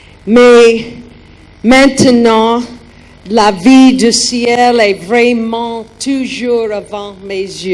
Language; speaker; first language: French; non-native, learner; German